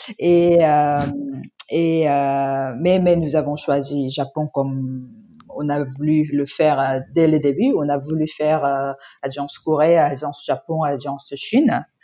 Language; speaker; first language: French; non-native, fluent; Korean